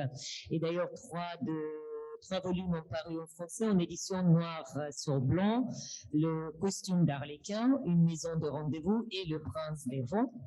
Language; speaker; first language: French; non-native, fluent; Russian